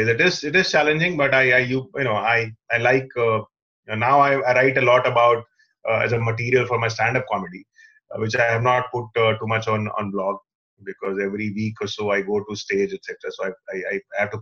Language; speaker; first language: English; non-native, local second language; Hindi